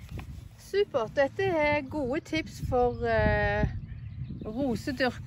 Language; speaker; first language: Norwegian; native; Norwegian